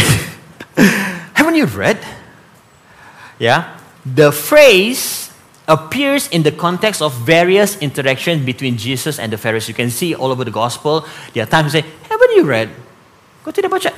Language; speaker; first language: English; non-native, local second language; Malay